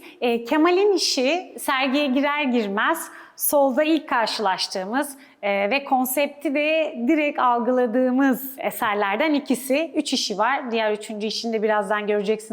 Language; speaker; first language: Turkish; native; Turkish